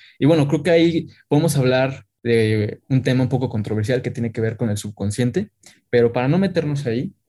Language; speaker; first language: Spanish; native; Spanish